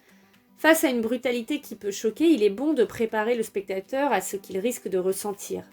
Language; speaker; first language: French; native; French